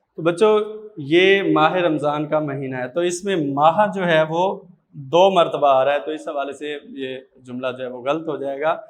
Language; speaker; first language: Urdu; non-native, local second language; Saraiki